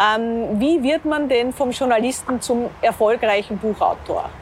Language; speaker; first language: German; native; German